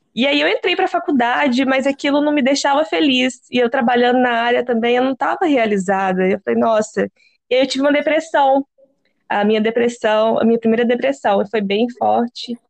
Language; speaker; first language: Portuguese; native; Portuguese